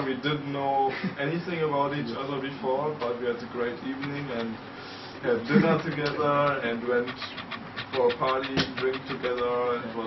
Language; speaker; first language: English; non-native, fluent; German